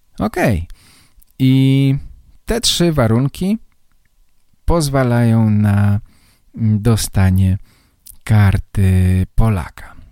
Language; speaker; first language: Polish; native; Polish